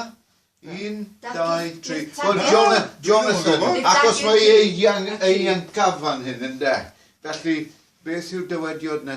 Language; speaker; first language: Welsh; non-native, fluent; English